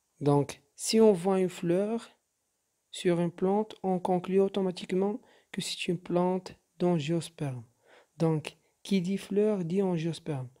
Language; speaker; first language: French; non-native, local second language; Arabic